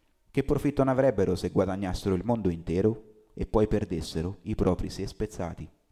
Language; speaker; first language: Italian; native; Italian